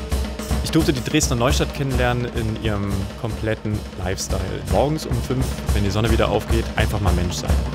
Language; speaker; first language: German; native; German